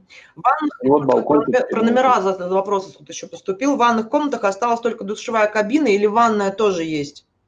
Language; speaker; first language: Russian; native; Russian